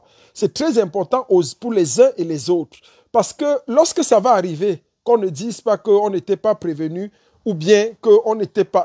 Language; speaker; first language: French; native; French